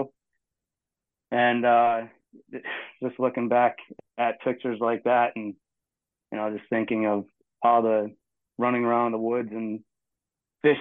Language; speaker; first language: English; native; English